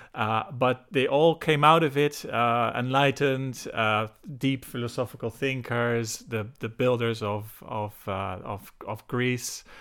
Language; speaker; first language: English; non-native, fluent; Dutch